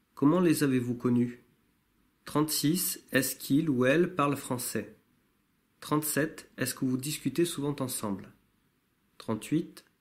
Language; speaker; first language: French; native; French